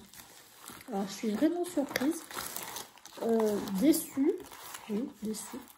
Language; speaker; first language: French; native; French